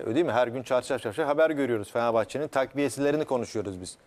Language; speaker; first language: Turkish; native; Turkish